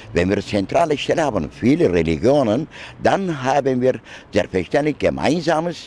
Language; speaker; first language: German; non-native, learner; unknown